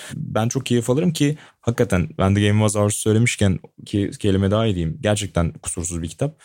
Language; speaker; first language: Turkish; native; Turkish